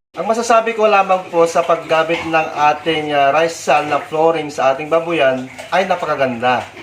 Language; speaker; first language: Filipino; non-native, local second language; Iloko